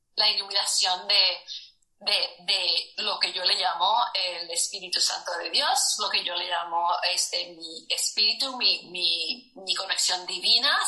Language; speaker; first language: Spanish; early bilingual, heritage; Spanish